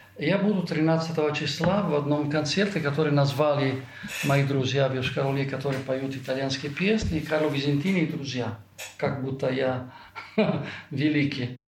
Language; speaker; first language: Russian; non-native, fluent; Italian